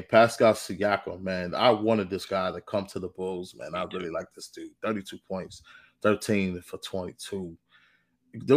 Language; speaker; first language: English; native; English